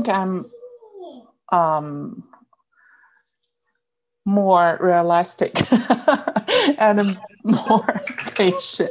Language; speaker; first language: English; non-native, fluent; Chinese